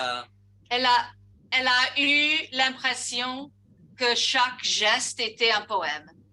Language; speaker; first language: French; non-native, fluent; English